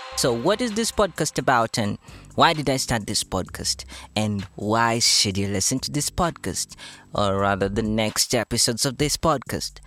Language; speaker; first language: English; non-native, local second language; Luyia